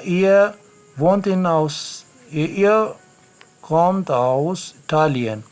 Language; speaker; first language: German; non-native, learner; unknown